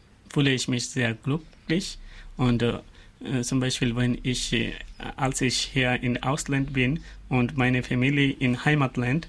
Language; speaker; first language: German; non-native, learner; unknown